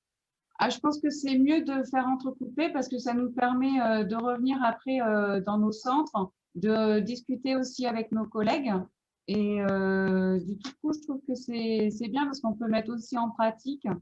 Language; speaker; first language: French; native; French